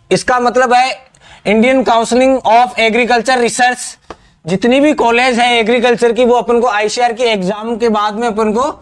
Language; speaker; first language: Hindi; native; Hindi